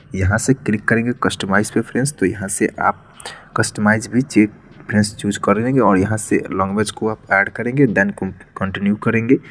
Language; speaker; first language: Hindi; native; Hindi